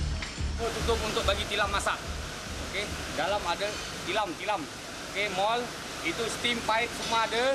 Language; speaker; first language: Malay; non-native, learner; Bangla